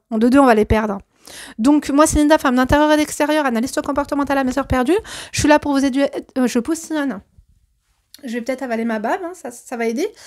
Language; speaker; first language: French; native; French